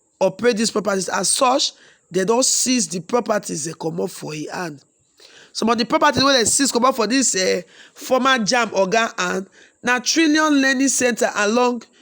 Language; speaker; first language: Nigerian Pidgin; native; Nigerian Pidgin